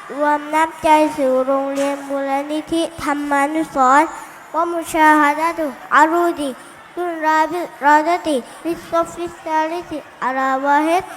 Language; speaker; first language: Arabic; non-native, learner; Thai